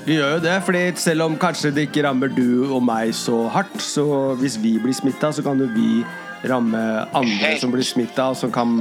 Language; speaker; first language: Norwegian; native; Norwegian